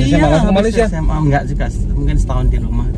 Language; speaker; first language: Indonesian; native; Indonesian